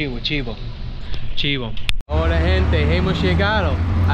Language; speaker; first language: Spanish; non-native, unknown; English